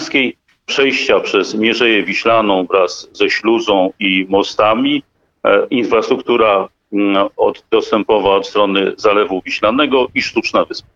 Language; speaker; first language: Polish; native; Polish